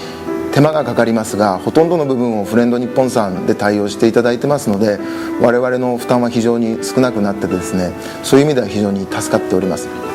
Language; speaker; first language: Japanese; native; Japanese